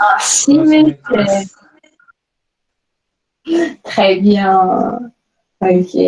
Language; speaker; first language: French; non-native, fluent; Portuguese